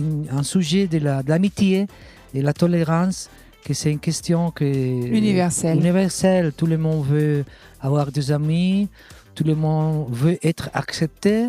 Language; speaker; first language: French; non-native, fluent; Catalan